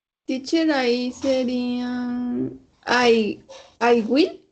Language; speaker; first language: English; non-native, learner; Spanish